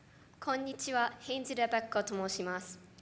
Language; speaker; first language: Japanese; non-native, learner; English